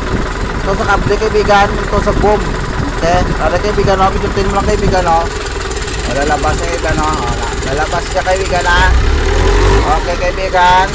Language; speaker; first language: Filipino; non-native, local second language; Cebuano